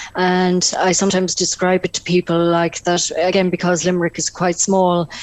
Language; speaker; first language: English; native; English